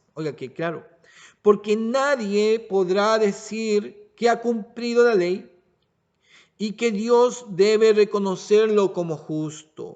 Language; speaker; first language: Spanish; native; Spanish